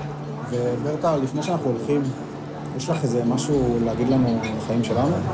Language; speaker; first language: Hebrew; native; Hebrew